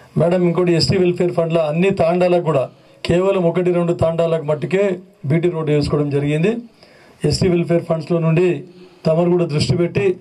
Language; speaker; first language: Telugu; native; Telugu